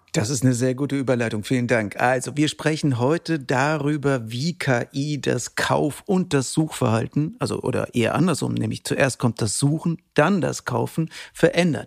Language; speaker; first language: German; native; German